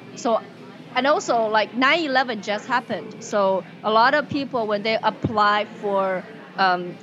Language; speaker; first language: English; non-native, fluent; Chinese